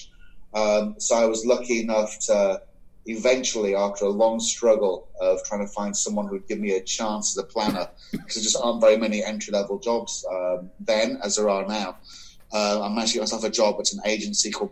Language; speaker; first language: English; native; English